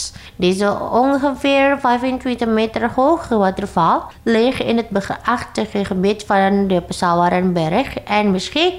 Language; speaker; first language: Dutch; non-native, fluent; Indonesian